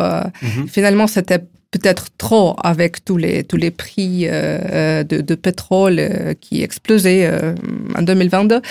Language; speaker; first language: French; non-native, fluent; Ukrainian